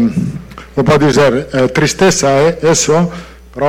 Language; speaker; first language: Portuguese; non-native, fluent; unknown